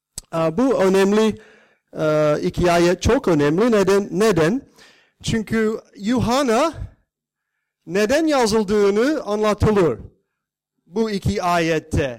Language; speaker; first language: Turkish; non-native, fluent; English